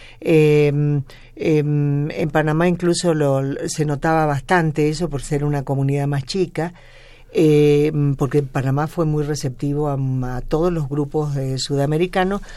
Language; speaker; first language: Spanish; native; Spanish